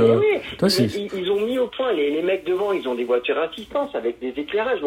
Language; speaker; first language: French; native; French